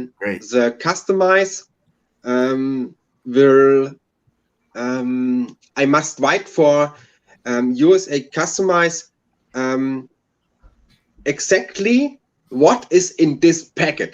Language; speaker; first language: English; non-native, learner; German